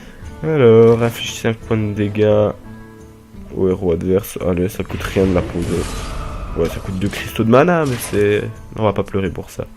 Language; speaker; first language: French; native; French